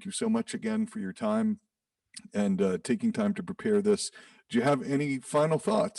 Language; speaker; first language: English; native; English